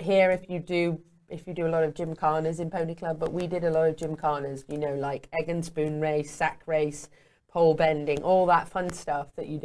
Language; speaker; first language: English; native; English